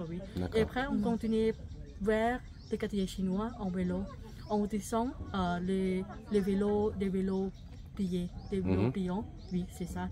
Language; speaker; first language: French; non-native, fluent; Thai